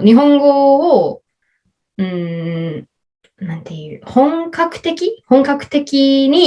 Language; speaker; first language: Japanese; non-native, learner; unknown